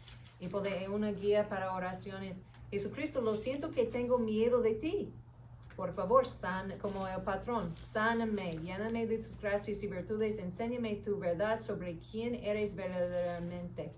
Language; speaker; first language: Spanish; non-native, fluent; English